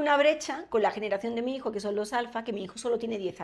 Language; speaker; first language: Spanish; native; Spanish